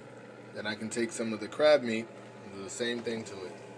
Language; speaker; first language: English; native; English